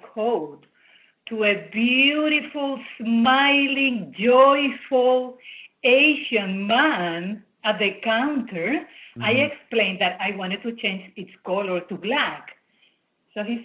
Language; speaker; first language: English; non-native, fluent; Spanish